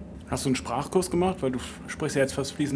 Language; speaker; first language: German; native; German